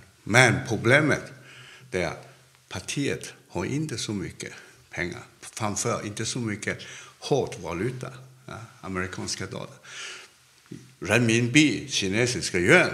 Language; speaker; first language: Swedish; non-native, fluent; Cantonese